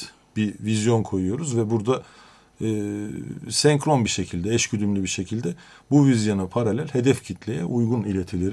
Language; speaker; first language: Turkish; native; Turkish